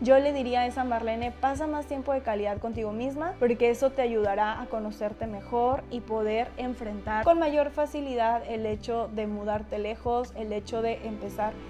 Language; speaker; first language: Spanish; native; Spanish